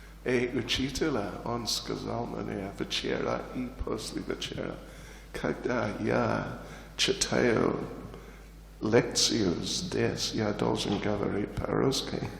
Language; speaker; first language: Russian; non-native, learner; English